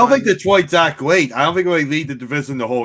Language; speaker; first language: English; native; English